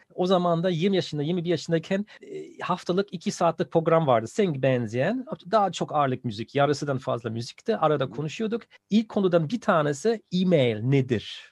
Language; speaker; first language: Turkish; non-native, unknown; German